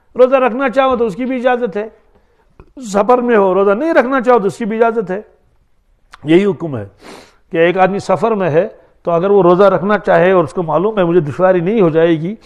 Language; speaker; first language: Hindi; non-native, local second language; Kashmiri